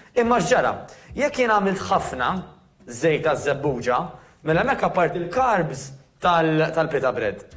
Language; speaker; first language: Maltese; native; Maltese